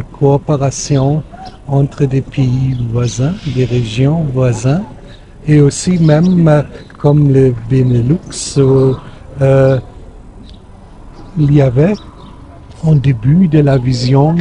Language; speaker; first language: French; non-native, fluent; German